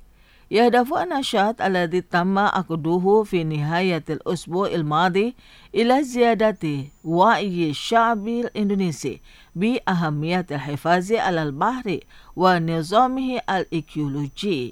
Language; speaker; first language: Arabic; non-native, fluent; Indonesian